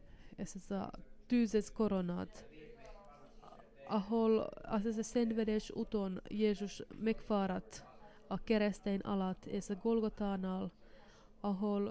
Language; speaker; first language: Hungarian; non-native, fluent; Finnish